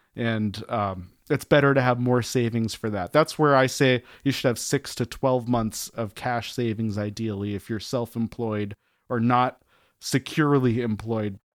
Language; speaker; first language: English; native; English